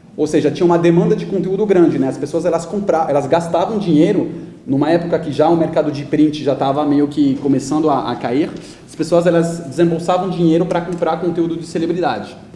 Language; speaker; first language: Portuguese; non-native, fluent; French